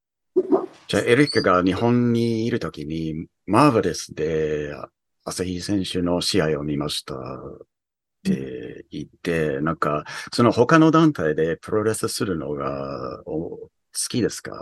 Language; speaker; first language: Japanese; early bilingual, heritage; English